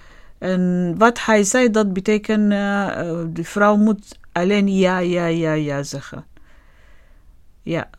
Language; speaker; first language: Dutch; non-native, learner; Arabic